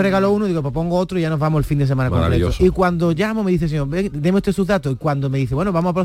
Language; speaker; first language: Spanish; native; Spanish